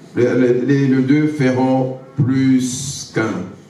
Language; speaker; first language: French; non-native, local second language; Lingala